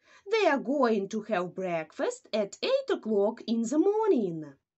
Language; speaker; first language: English; non-native, fluent; Ukrainian